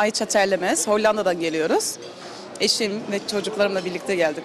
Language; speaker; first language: Turkish; early bilingual, heritage; Turkish